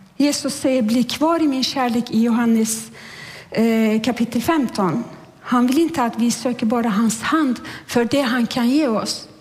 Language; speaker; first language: Swedish; non-native, fluent; Turkish